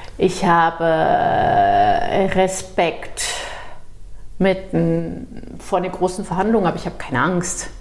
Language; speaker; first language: German; non-native, fluent; Portuguese